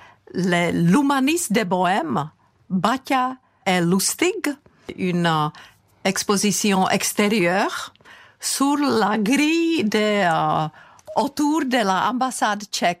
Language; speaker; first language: French; non-native, fluent; Czech